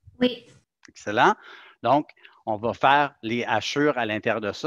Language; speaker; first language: French; native; French